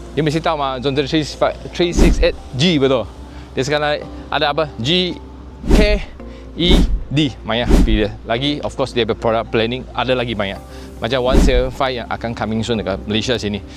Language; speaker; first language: Malay; non-native, local second language; Chinese